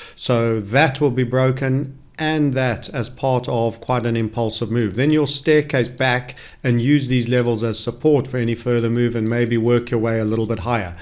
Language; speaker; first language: English; native; English